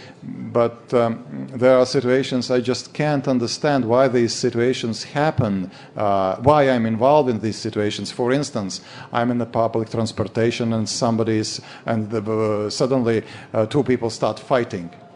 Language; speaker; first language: English; non-native, fluent; Latvian